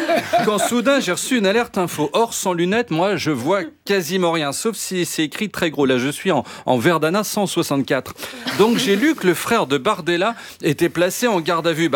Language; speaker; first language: French; native; French